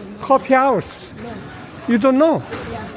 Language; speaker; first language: English; non-native, learner; Korean